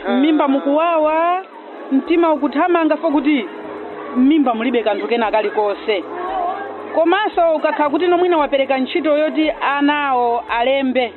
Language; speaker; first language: Nyanja; native; Nyanja